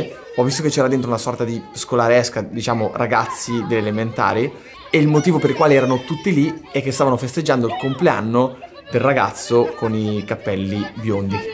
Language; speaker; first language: Italian; native; Italian